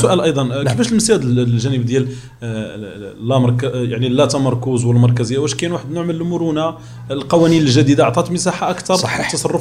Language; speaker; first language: Arabic; native; Arabic